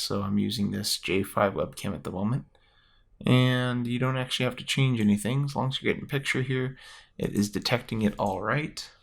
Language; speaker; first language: English; native; English